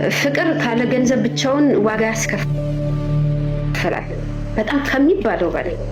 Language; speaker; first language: Amharic; native; Amharic